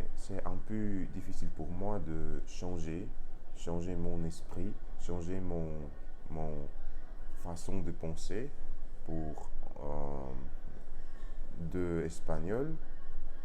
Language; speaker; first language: French; non-native, learner; Russian